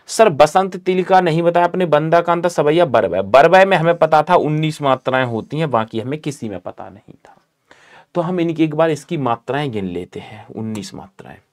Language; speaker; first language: Hindi; native; Hindi